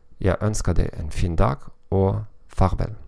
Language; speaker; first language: Norwegian; non-native, learner; German